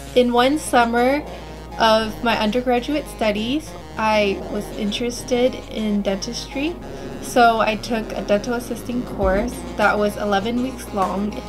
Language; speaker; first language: English; native; English